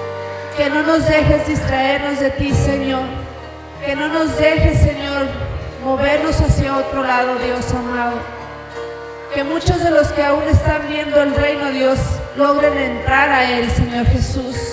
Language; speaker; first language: Spanish; native; Spanish